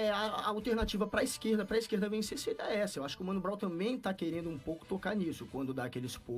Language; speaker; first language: Portuguese; native; Portuguese